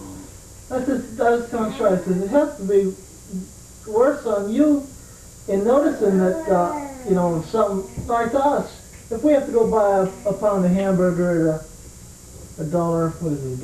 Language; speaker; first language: English; native; English